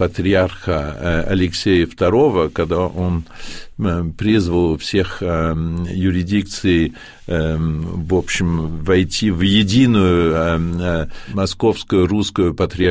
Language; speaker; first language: Russian; early bilingual, heritage; Russian